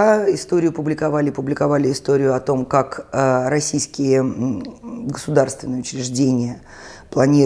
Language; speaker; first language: Russian; native; Russian